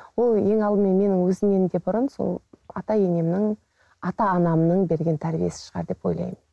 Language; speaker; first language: Kazakh; native; Kazakh